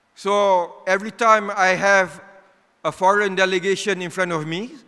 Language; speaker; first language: English; non-native, local second language; Malay